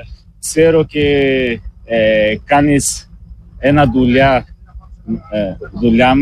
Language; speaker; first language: Greek; non-native, learner; Portuguese